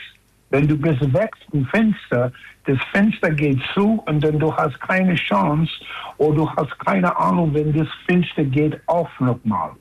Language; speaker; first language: German; non-native, learner; English